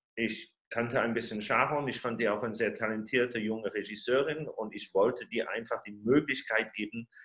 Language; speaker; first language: German; non-native, fluent; French